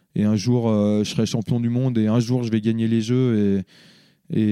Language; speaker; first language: French; native; French